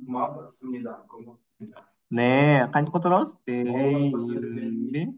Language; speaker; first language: Korean; non-native, fluent; Kyrgyz